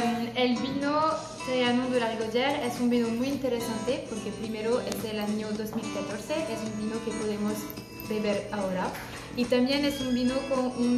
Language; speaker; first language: Spanish; non-native, fluent; French